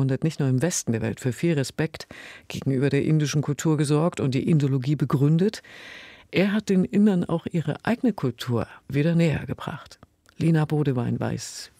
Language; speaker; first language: German; native; German